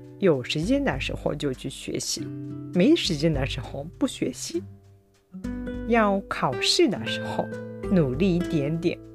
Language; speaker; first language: Chinese; non-native, fluent; Japanese